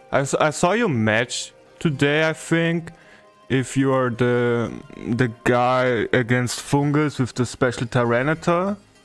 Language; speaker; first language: English; non-native, fluent; German